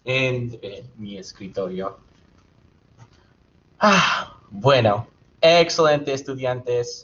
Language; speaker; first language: Spanish; non-native, fluent; English